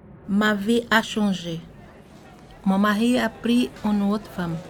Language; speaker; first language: French; non-native, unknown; Portuguese